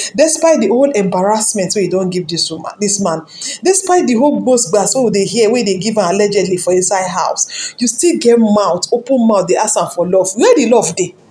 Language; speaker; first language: Nigerian Pidgin; non-native, local second language; Yoruba